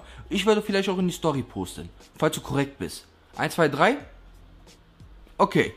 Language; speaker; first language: German; native; German